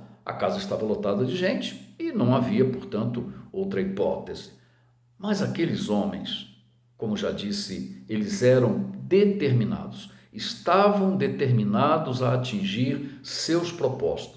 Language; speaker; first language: Portuguese; native; Portuguese